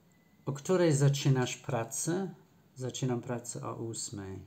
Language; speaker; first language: Polish; non-native, learner; English